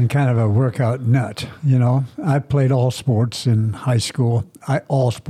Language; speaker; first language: English; native; English